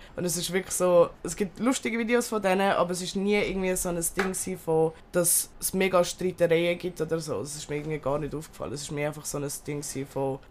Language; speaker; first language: German; early bilingual, other home language; Turkish